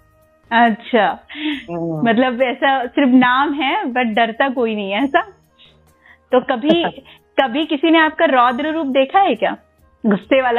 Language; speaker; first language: Hindi; native; Hindi